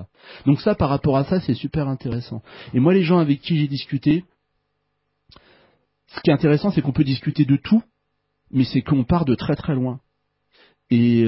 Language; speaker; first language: French; native; French